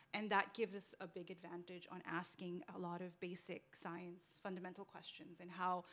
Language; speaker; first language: English; non-native, local second language; Urdu